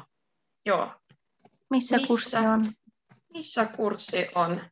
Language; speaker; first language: Finnish; non-native, learner; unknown